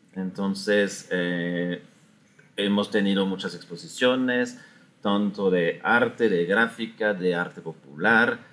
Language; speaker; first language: Spanish; non-native, fluent; French